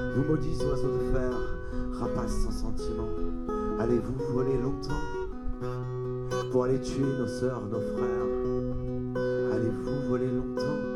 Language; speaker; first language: French; native; French